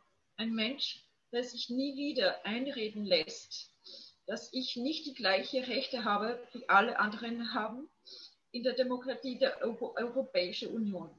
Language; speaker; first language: German; non-native, fluent; Polish